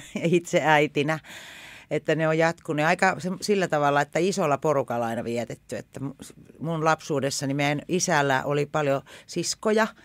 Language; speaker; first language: Finnish; native; Finnish